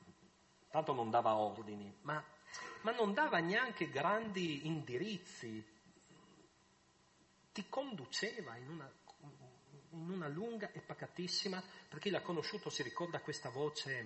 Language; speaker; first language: Italian; native; Italian